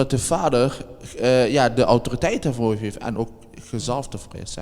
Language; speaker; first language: Dutch; native; Dutch